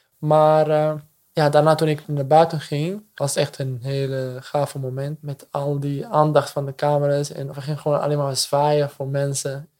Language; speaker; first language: Dutch; non-native, fluent; Arabic